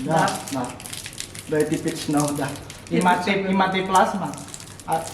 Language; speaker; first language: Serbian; non-native, learner; Indonesian